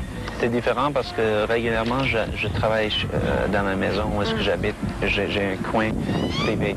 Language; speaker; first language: French; non-native, fluent; English